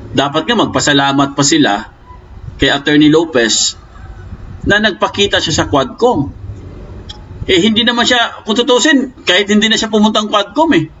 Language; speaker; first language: Filipino; non-native, local second language; Cebuano